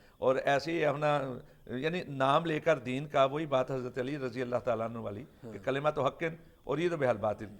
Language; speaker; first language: Urdu; non-native, local second language; Punjabi